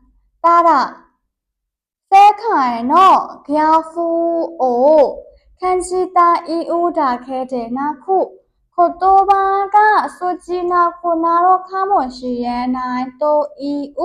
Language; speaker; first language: Japanese; non-native, learner; Burmese